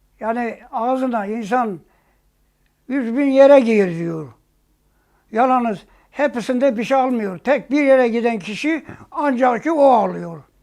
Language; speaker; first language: Turkish; non-native, local second language; Zaza